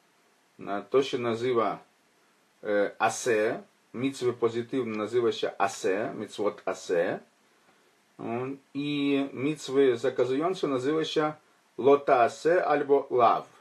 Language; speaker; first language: Polish; non-native, fluent; Ukrainian